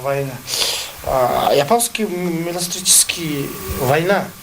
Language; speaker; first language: Russian; non-native, learner; Mongolian